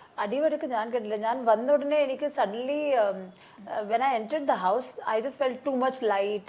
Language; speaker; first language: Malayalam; non-native, learner; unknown